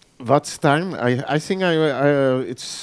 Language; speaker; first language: English; non-native, fluent; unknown